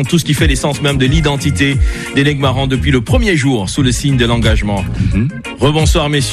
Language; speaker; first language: French; native; French